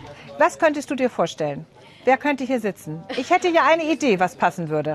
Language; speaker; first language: German; native; German